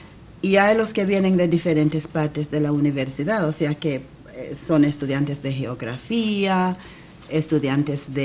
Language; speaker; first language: Spanish; non-native, fluent; English